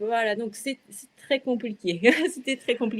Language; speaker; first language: French; non-native, fluent; Japanese